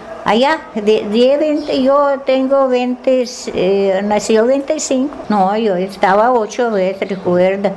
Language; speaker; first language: Spanish; non-native, learner; Russian